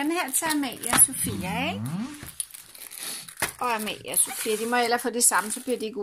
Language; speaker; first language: Danish; native; Danish